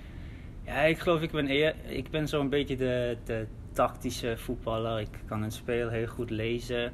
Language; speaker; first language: Dutch; early bilingual, heritage; German